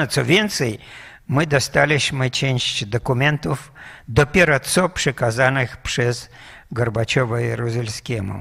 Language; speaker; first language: Polish; non-native, fluent; Russian